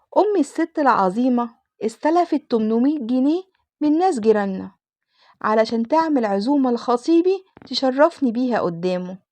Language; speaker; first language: Egyptian Arabic; native; Egyptian Arabic